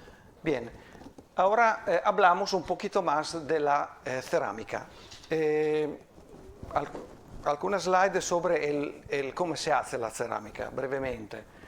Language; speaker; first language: Spanish; non-native, fluent; Italian